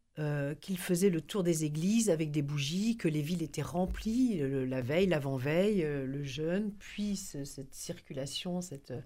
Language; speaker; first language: French; native; French